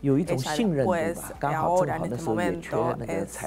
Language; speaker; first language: Spanish; non-native, learner; Chinese